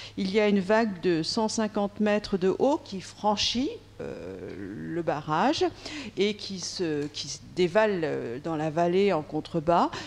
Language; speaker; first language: French; native; French